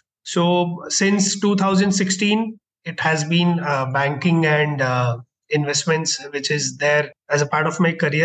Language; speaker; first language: English; non-native, local second language; Hindi